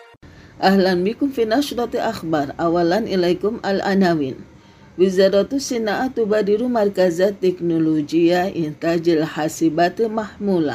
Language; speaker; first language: Arabic; non-native, fluent; Indonesian